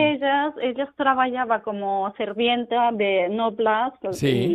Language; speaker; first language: Catalan; non-native, learner; Japanese